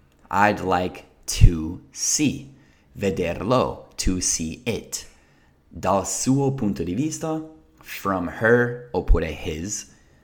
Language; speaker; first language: Italian; non-native, fluent; English